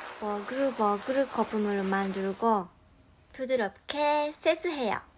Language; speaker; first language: Korean; non-native, learner; Japanese